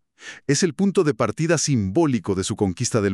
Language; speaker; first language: Spanish; native; Spanish